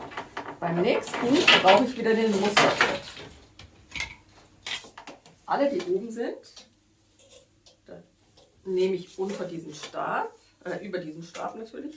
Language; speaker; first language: German; native; German